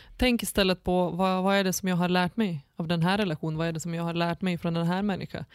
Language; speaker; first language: Swedish; non-native, fluent; Lithuanian